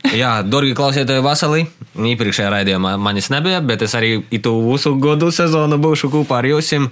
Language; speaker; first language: Latvian; native; Latvian